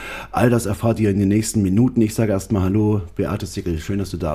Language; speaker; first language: German; native; German